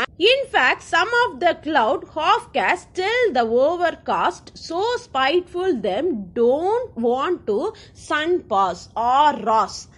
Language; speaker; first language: English; non-native, local second language; Tamil